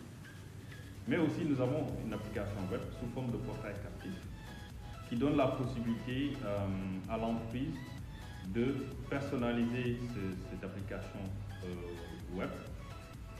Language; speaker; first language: French; non-native, local second language; Wolof